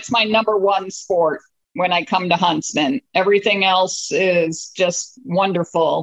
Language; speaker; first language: English; native; English